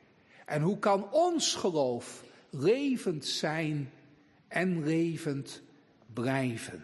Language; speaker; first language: Dutch; native; Dutch